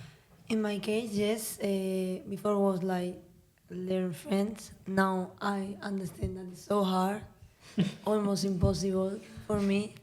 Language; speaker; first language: English; non-native, learner; Spanish